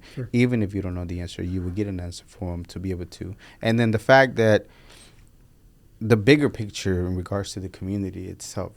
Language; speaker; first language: English; early bilingual, other home language; Spanish